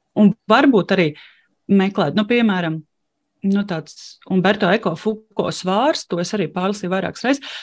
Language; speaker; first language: Latvian; non-native, local second language; Russian